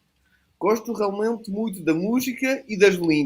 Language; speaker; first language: Portuguese; non-native, fluent; Italian